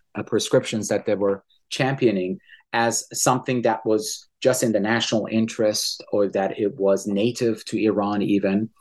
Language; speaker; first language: English; early bilingual, other home language; Persian